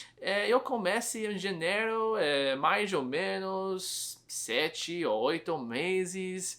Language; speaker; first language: Portuguese; non-native, learner; English